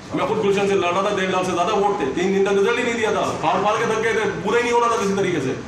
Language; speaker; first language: Urdu; native; Urdu